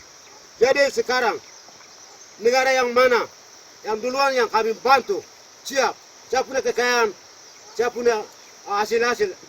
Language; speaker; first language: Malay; non-native, local second language; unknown